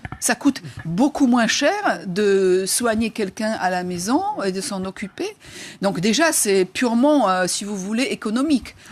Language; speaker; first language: French; non-native, fluent; Polish